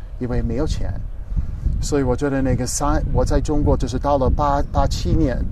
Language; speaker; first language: Chinese; non-native, fluent; English